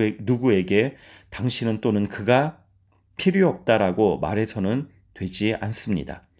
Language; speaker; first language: Korean; native; Korean